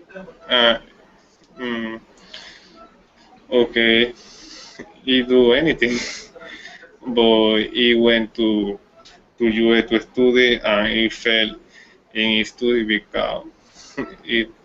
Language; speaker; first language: English; non-native, learner; Spanish